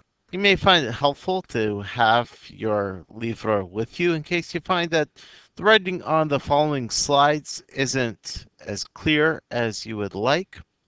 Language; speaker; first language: English; native; English